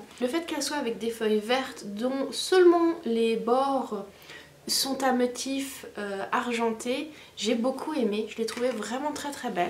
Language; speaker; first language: French; native; French